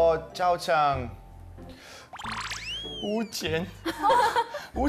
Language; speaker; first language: Chinese; non-native, learner; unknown